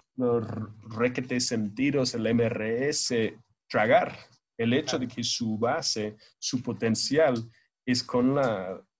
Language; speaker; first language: Spanish; non-native, fluent; English